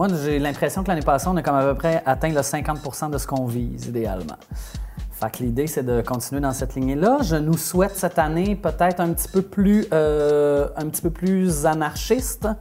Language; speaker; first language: French; native; French